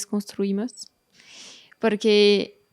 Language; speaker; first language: Spanish; non-native, fluent; French